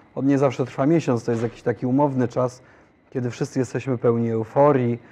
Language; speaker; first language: Polish; native; Polish